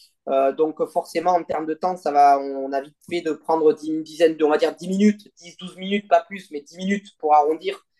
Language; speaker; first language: French; native; French